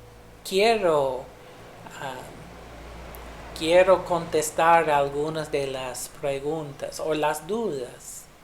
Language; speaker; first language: Spanish; non-native, fluent; English